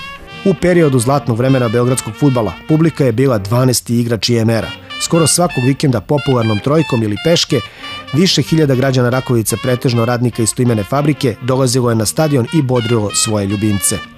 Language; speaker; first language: Serbian; native; Serbian